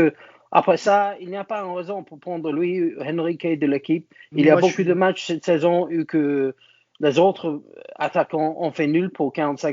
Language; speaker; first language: French; non-native, learner; English